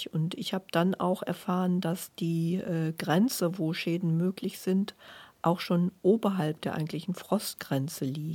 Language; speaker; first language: German; native; German